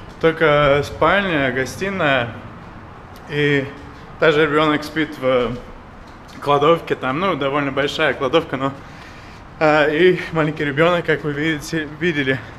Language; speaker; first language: Russian; non-native, fluent; English